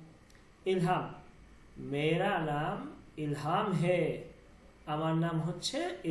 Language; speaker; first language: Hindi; non-native, learner; Bangla